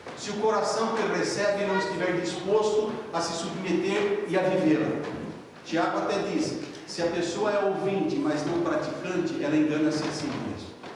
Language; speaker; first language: Portuguese; native; Portuguese